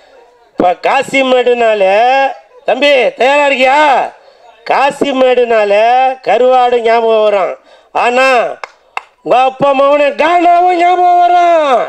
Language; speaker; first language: Tamil; native; Tamil